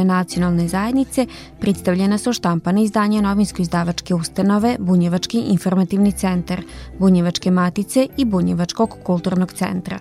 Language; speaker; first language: Serbian; native; Serbian